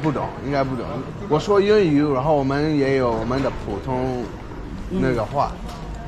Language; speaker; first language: Chinese; non-native, learner; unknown